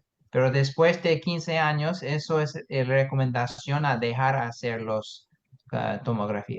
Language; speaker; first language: Spanish; non-native, fluent; English